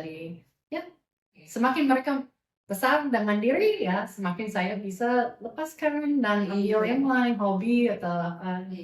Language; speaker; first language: Indonesian; non-native, fluent; English